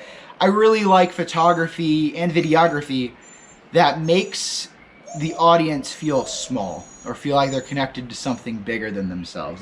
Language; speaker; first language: English; native; English